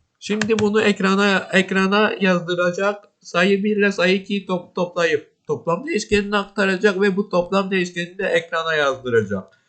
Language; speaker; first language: Turkish; native; Turkish